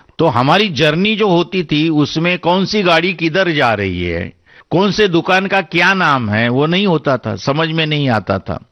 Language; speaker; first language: Hindi; non-native, local second language; Marathi